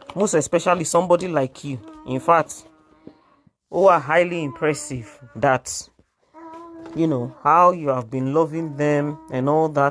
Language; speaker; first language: English; non-native, local second language; Yoruba